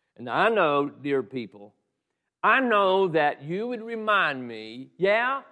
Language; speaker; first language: English; native; English